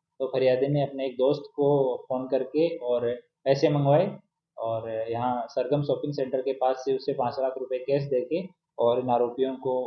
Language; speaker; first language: Hindi; non-native, local second language; Gujarati